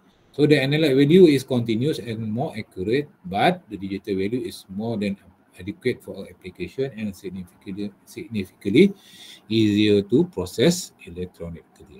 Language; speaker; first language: English; non-native, local second language; Malay